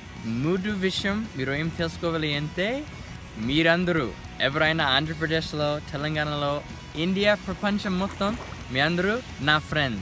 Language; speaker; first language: Telugu; non-native, learner; English